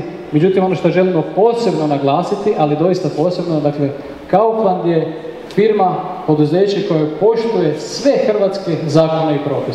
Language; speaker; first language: Croatian; native; Croatian